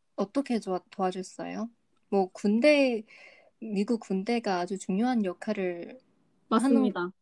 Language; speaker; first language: Korean; non-native, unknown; Vietnamese